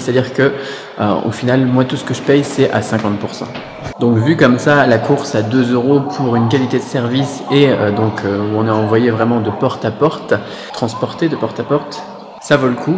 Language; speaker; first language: French; native; French